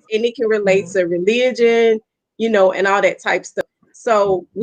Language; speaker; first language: English; native; English